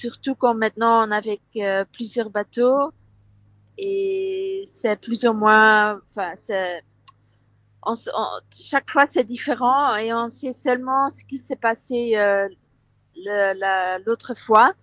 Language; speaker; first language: French; non-native, local second language; Dutch